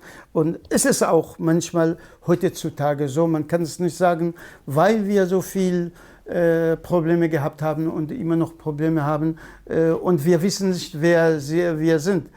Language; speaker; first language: German; non-native, fluent; Kurdish